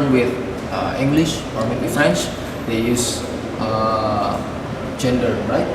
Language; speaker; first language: English; non-native, fluent; Indonesian